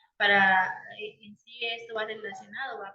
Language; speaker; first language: Spanish; native; Spanish